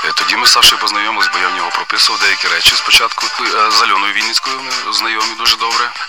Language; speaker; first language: Ukrainian; native; Ukrainian